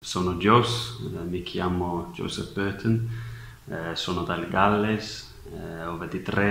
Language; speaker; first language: Italian; non-native, learner; Welsh